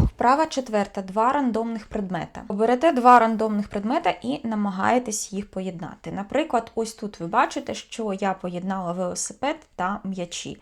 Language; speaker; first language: Ukrainian; native; Ukrainian